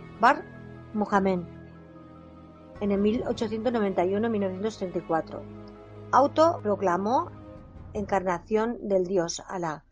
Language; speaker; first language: Spanish; native; Spanish